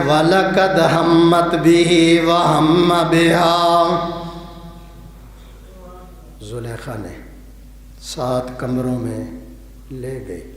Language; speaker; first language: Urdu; non-native, local second language; Punjabi